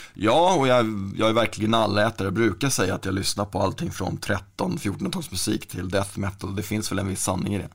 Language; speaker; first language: Swedish; native; Swedish